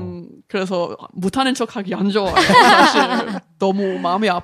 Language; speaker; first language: Korean; non-native, learner; English